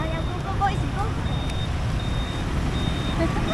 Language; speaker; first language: Chinese; non-native, fluent; Vietnamese